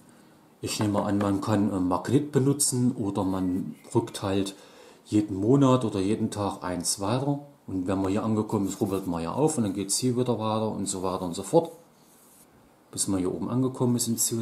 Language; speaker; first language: German; native; German